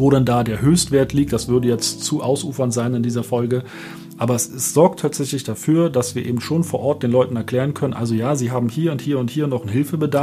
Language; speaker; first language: German; native; German